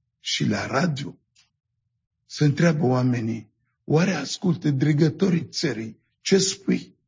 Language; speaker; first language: Romanian; non-native, fluent; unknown